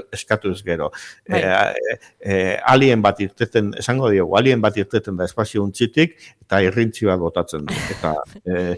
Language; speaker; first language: Basque; native; Basque